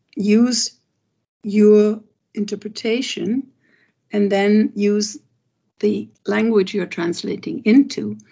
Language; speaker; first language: English; non-native, fluent; German